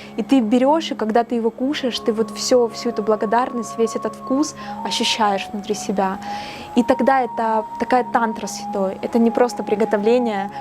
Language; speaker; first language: Russian; native; Russian